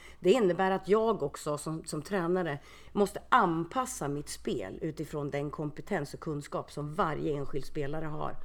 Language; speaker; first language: Swedish; early bilingual, other home language; Finnish